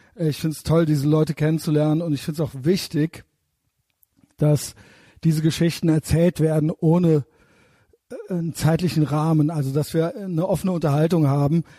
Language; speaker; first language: German; native; German